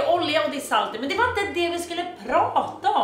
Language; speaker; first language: Swedish; native; Swedish